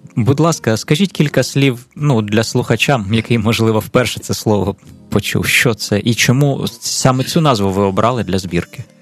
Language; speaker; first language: Ukrainian; native; Ukrainian